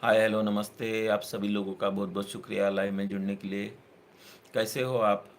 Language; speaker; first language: Hindi; non-native, local second language; Marathi